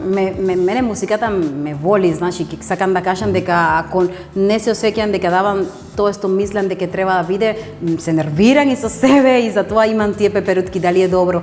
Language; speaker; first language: Macedonian; non-native, fluent; Spanish